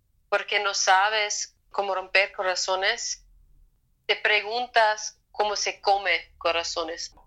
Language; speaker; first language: Spanish; non-native, fluent; German